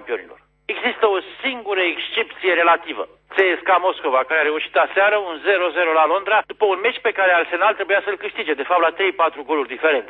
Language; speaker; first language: Romanian; native; Romanian